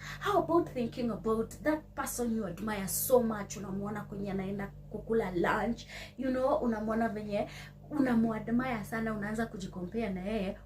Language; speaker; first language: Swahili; non-native, local second language; Kikuyu